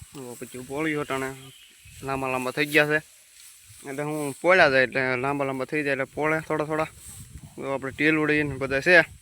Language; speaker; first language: Gujarati; native; Gujarati